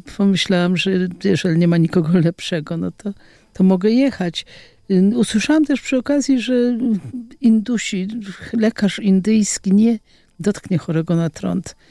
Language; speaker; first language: Polish; native; Polish